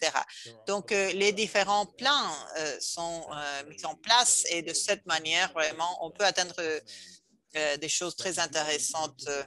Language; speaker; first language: French; non-native, fluent; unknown